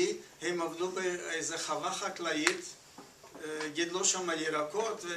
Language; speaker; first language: Hebrew; non-native, fluent; Yiddish